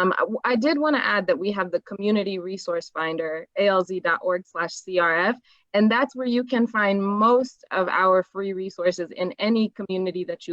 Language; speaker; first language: English; native; English